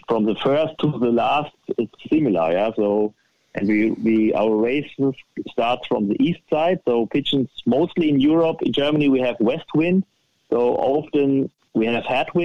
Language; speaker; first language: English; non-native, fluent; German